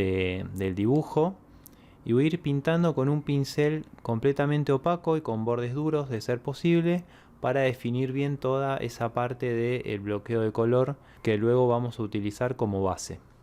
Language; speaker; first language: Spanish; native; Spanish